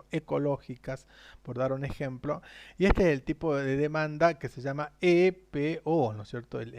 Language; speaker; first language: Spanish; native; Spanish